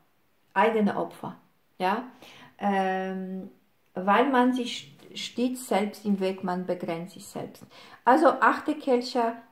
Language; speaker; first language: German; non-native, fluent; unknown